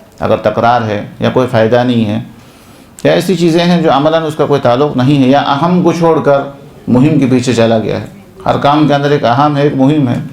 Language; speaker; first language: Urdu; non-native, local second language; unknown